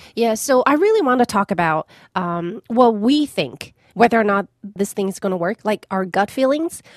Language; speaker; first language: English; non-native, fluent; Chinese